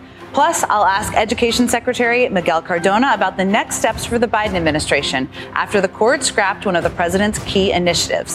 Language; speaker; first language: English; native; English